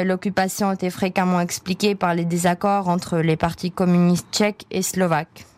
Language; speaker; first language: French; non-native, fluent; Czech